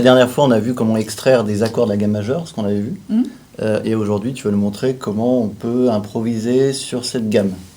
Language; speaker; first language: French; native; French